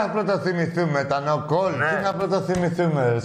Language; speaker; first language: Greek; native; Greek